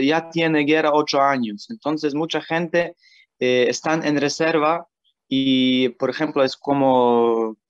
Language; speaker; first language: Spanish; non-native, learner; Ukrainian